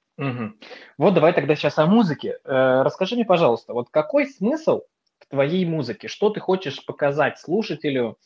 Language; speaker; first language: Russian; native; Russian